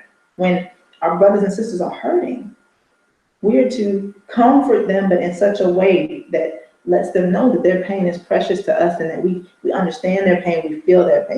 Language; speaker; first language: English; native; English